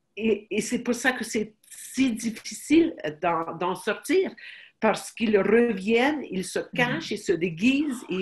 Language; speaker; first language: French; non-native, fluent; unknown